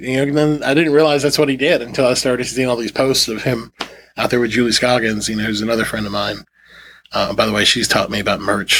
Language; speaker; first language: English; native; English